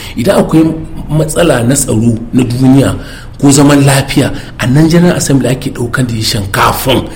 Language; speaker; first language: Hausa; native; Hausa